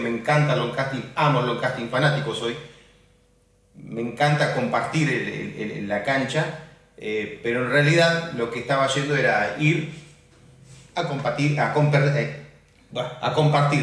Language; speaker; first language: Spanish; native; Spanish